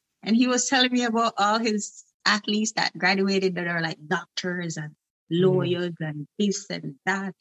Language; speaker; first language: English; non-native, local second language; Jamaican Creole English